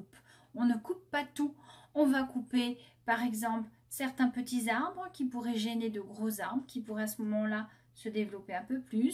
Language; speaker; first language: French; native; French